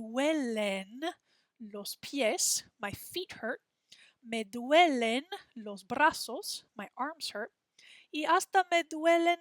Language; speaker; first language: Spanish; non-native, fluent; English